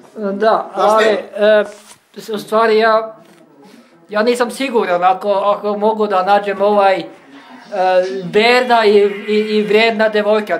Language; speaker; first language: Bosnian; non-native, learner; Norwegian